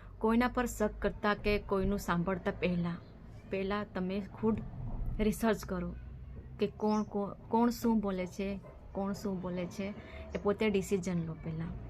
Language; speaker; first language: Gujarati; non-native, local second language; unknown